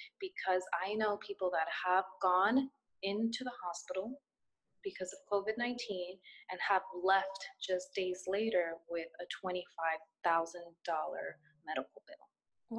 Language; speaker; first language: English; early bilingual, other home language; Spanish